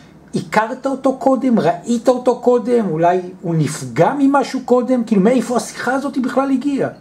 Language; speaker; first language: Hebrew; native; Hebrew